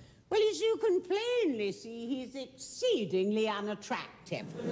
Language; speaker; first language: English; native; English